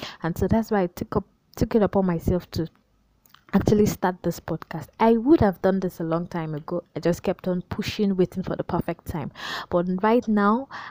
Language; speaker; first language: English; non-native, local second language; Yoruba